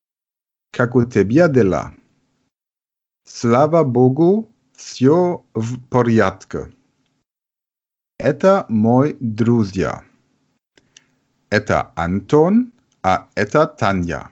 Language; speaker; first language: Russian; non-native, learner; German